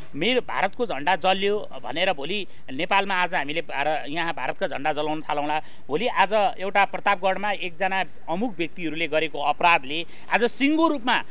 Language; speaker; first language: Nepali; native; Nepali